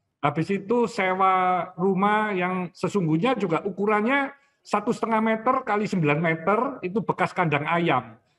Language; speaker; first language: Indonesian; native; Indonesian